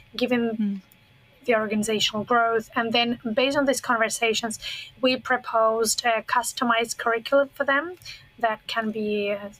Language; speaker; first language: English; non-native, fluent; Russian